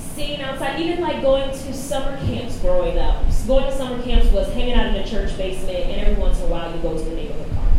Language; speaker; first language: English; native; English